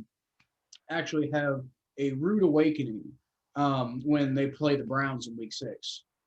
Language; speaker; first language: English; native; English